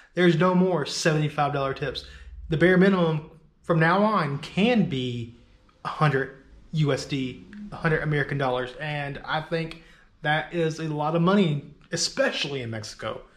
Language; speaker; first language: English; native; English